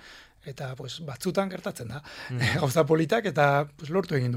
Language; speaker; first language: Basque; non-native, local second language; Spanish